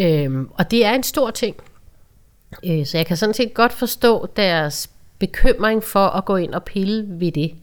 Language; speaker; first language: Danish; native; Danish